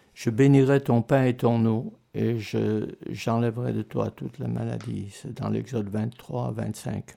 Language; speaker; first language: French; native; French